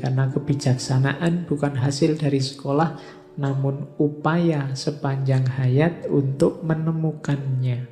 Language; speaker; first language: Indonesian; native; Indonesian